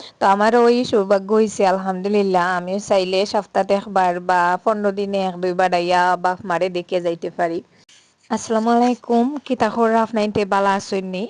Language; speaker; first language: Bangla; native; Bangla